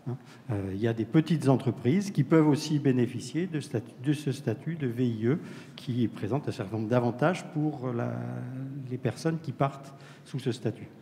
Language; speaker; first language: French; native; French